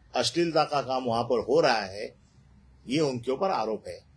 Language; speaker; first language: Hindi; non-native, local second language; Marathi